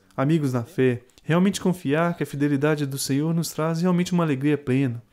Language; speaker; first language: Portuguese; non-native, fluent; Italian